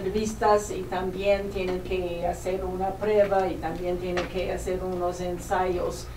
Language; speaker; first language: Spanish; non-native, fluent; English